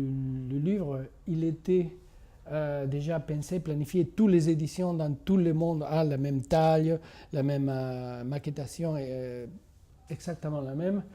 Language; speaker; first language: French; non-native, fluent; Spanish